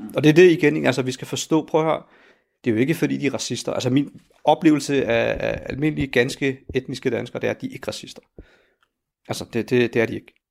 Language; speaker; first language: Danish; early bilingual, other home language; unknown